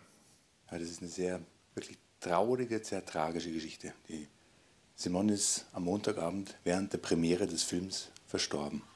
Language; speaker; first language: German; native; German